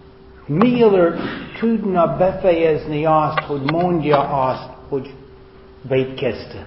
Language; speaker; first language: Hungarian; non-native, fluent; English